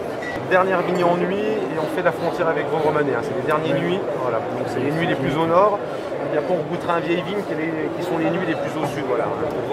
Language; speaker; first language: French; native; French